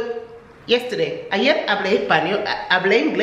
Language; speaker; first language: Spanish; non-native, fluent; English